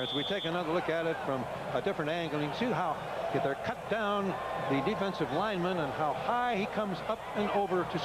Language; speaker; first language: English; native; English